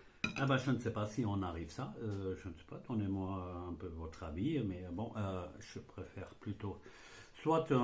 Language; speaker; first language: French; non-native, fluent; German